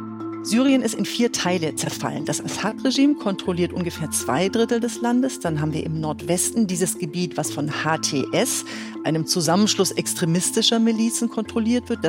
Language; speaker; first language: German; native; German